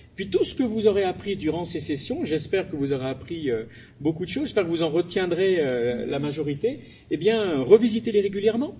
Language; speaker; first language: French; native; French